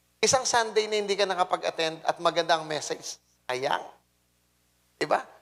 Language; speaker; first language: Filipino; non-native, local second language; Pampanga